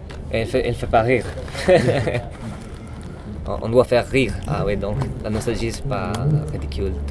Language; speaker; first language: French; non-native, learner; Italian